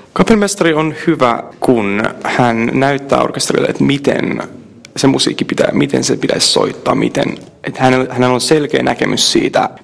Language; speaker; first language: Finnish; early bilingual, other home language; English